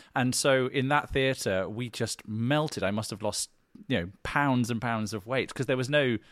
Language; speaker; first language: English; native; English